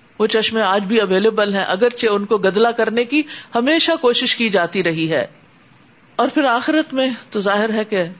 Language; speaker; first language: Urdu; native; Urdu